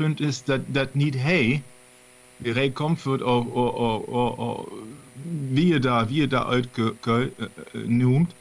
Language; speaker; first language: Dutch; non-native, learner; German